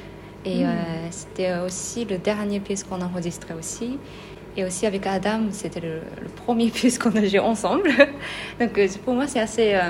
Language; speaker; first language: French; non-native, fluent; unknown